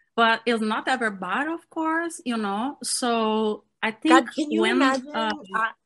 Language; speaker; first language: English; non-native, fluent; Portuguese